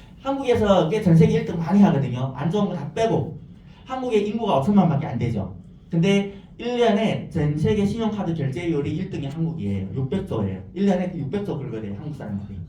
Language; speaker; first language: Korean; non-native, fluent; Chinese